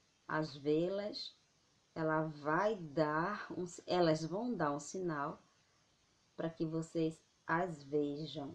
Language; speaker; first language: Portuguese; native; Portuguese